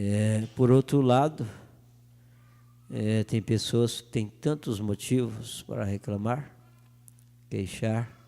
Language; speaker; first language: Portuguese; native; Portuguese